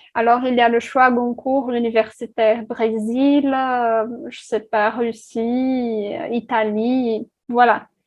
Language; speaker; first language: French; non-native, fluent; Portuguese